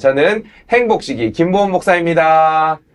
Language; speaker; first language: Korean; native; Korean